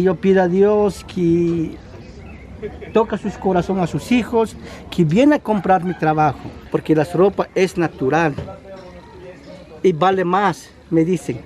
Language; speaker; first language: Spanish; non-native, local second language; Kaqchikel